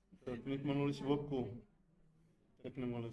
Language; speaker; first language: Indonesian; non-native, fluent; Tetum